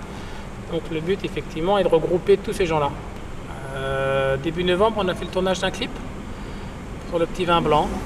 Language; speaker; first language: French; native; French